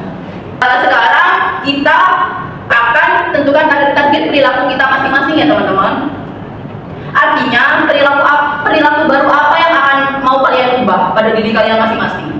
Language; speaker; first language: Indonesian; native; Indonesian